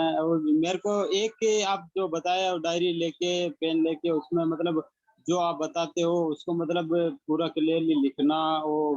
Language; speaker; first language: Hindi; non-native, local second language; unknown